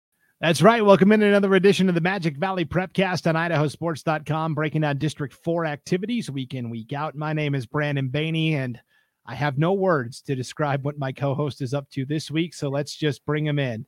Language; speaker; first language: English; native; English